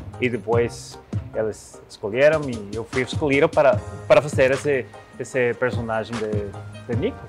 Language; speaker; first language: Portuguese; non-native, learner; Spanish